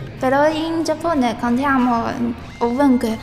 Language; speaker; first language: Italian; non-native, learner; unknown